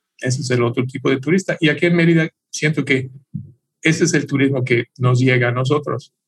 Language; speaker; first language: Spanish; non-native, fluent; English